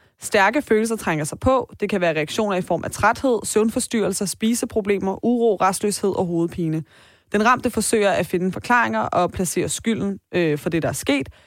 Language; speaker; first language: Danish; early bilingual, other home language; Persian